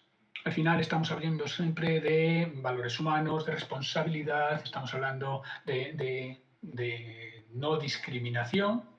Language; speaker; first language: Spanish; native; Spanish